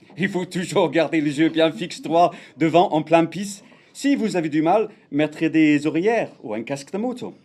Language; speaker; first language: French; non-native, fluent; English